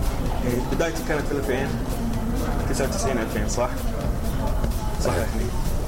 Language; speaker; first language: Arabic; native; Arabic